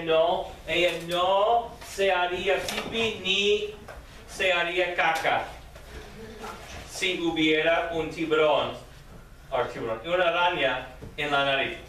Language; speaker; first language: Spanish; non-native, fluent; English